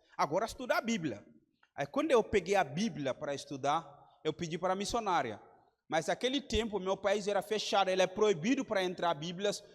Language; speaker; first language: Portuguese; non-native, fluent; Mandingo